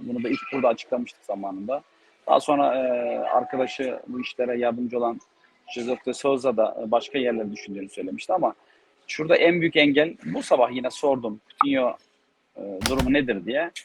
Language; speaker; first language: Turkish; native; Turkish